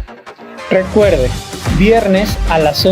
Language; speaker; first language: Spanish; native; Spanish